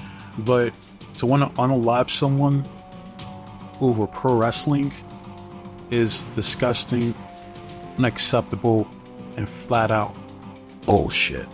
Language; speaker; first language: English; native; English